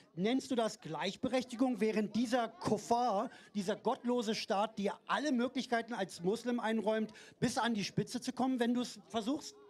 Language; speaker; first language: German; non-native, fluent; Persian